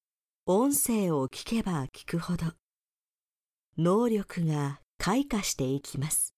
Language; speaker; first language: Japanese; native; Japanese